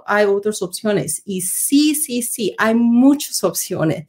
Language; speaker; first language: Spanish; non-native, learner; English